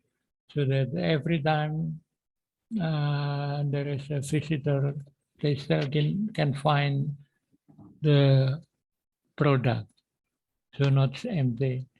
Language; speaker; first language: English; non-native, learner; Indonesian